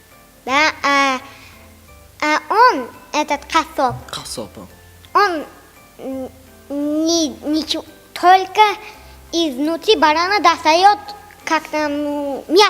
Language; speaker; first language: Russian; non-native, local second language; Tajik